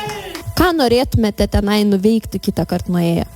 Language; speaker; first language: Lithuanian; native; Lithuanian